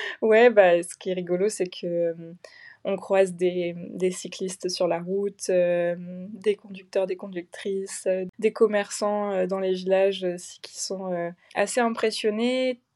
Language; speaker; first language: French; native; French